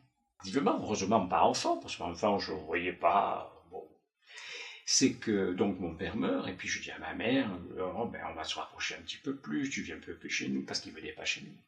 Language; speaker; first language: French; native; French